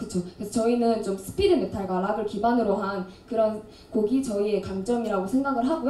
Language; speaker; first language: Korean; native; Korean